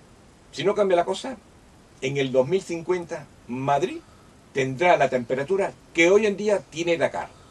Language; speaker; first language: Spanish; native; Spanish